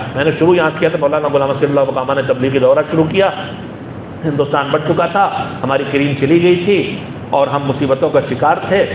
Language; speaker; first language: Urdu; native; Urdu